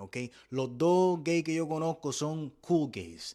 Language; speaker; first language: Spanish; early bilingual, other home language; English